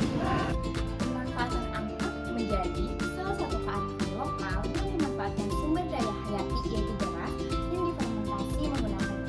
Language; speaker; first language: Indonesian; native; Indonesian